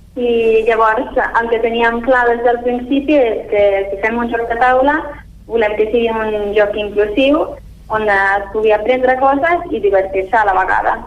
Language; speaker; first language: Catalan; non-native, fluent; Swedish